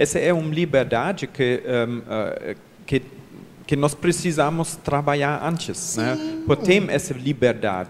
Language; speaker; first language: Portuguese; non-native, learner; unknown